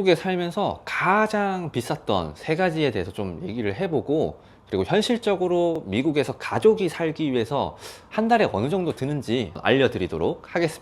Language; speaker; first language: Korean; non-native, local second language; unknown